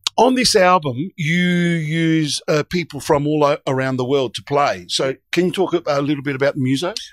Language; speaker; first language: English; native; English